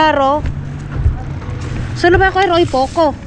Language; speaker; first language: Spanish; non-native, learner; Filipino